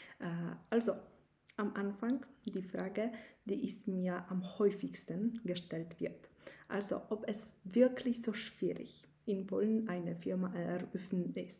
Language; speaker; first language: German; non-native, learner; Polish